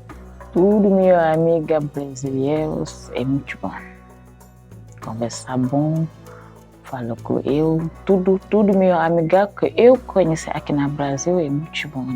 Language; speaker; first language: Portuguese; non-native, learner; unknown